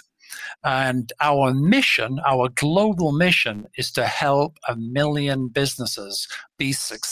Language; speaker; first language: English; native; English